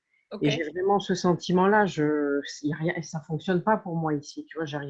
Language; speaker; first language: French; native; French